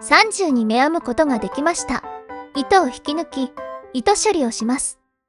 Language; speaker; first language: Japanese; native; Japanese